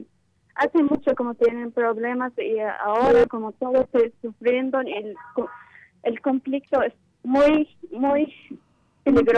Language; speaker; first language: Spanish; non-native, learner; Kurdish